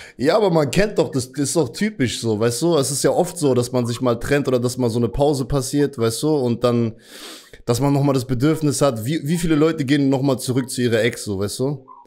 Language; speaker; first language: German; native; German